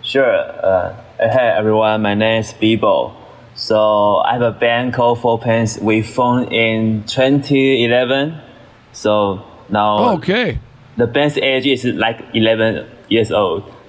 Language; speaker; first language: English; non-native, learner; Chinese